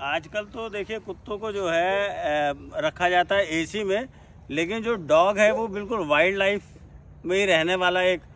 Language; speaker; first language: Hindi; native; Hindi